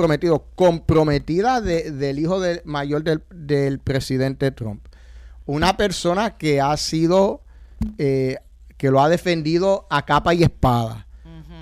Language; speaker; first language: Spanish; native; Spanish